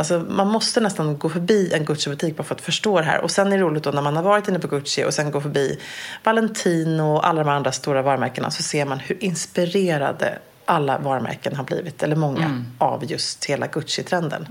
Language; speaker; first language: Swedish; native; Swedish